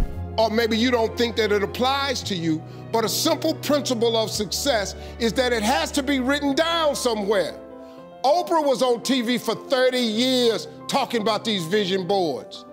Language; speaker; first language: English; native; English